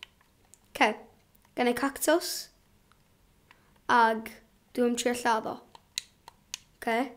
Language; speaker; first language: Welsh; non-native, local second language; English